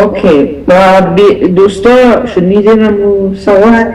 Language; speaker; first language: Persian; early bilingual, heritage; Persian